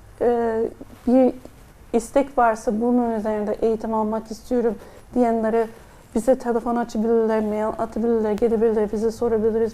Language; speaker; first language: Turkish; non-native, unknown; English